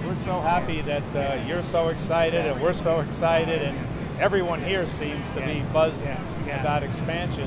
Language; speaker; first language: English; native; English